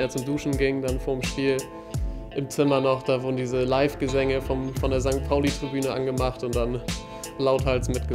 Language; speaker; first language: German; native; German